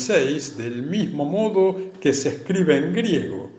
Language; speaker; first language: Spanish; native; Spanish